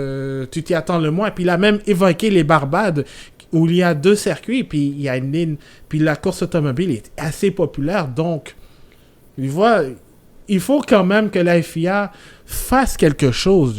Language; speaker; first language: French; native; French